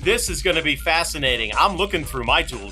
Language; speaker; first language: English; native; English